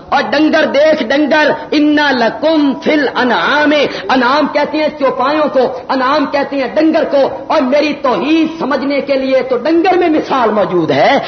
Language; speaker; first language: Urdu; non-native, local second language; Punjabi